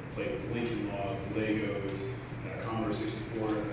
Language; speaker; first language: English; native; English